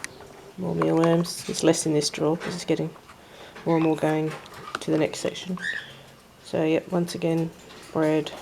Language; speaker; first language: English; native; English